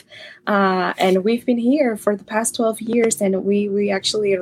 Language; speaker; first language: English; non-native, fluent; Spanish